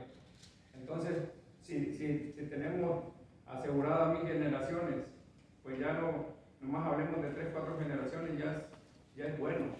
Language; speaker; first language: Spanish; native; Spanish